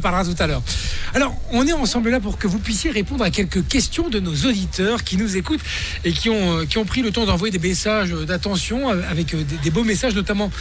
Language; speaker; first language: French; native; French